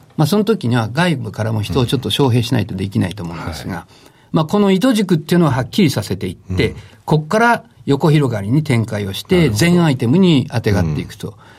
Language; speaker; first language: Japanese; native; Japanese